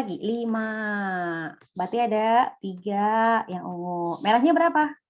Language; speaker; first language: Indonesian; native; Indonesian